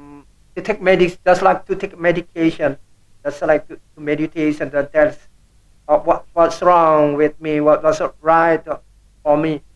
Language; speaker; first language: English; non-native, learner; Indonesian